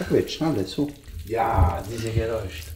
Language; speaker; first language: German; non-native, learner; Italian